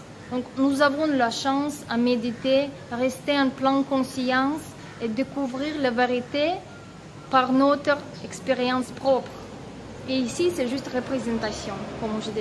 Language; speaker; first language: French; non-native, fluent; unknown